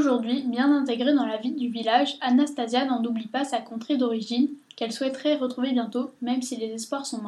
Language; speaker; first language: French; native; French